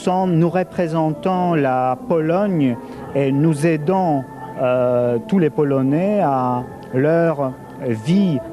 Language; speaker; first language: French; non-native, fluent; Polish